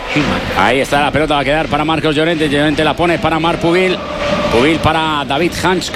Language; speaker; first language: Spanish; native; Spanish